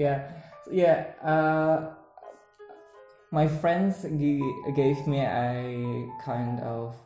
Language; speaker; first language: English; non-native, learner; Indonesian